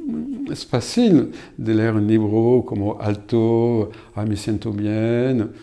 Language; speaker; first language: Spanish; non-native, fluent; French